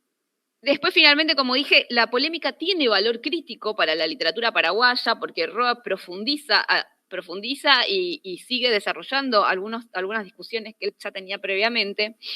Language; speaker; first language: Spanish; native; Spanish